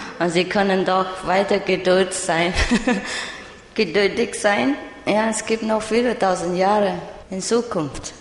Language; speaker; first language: German; non-native, learner; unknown